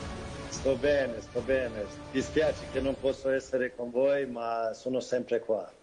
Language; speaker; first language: Italian; non-native, fluent; Swedish